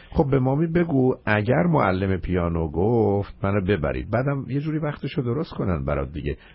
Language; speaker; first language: Persian; native; Persian